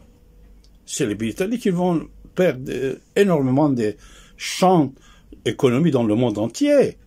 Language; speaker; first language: French; non-native, fluent; Persian